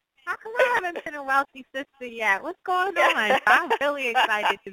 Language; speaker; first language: English; native; English